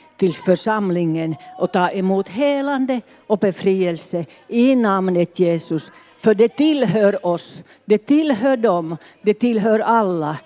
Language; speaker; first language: Swedish; non-native, fluent; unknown